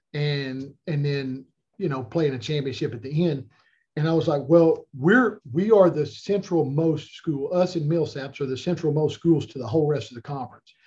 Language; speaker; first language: English; native; English